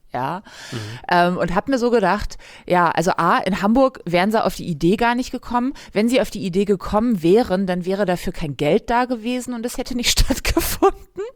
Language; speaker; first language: German; native; German